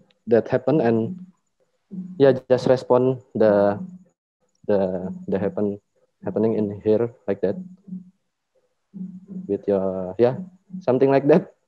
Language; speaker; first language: English; non-native, learner; Indonesian